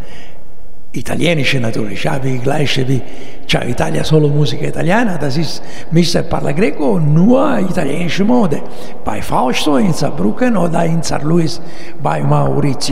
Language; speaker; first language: German; non-native, fluent; Italian